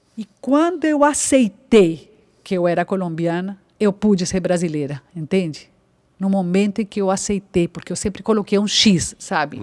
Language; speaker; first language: Portuguese; non-native, fluent; Spanish